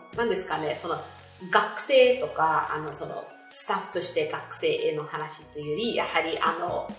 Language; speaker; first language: Japanese; non-native, fluent; English